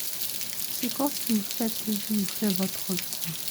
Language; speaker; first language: French; native; French